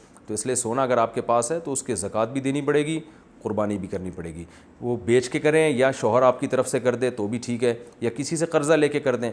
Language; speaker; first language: Urdu; native; Urdu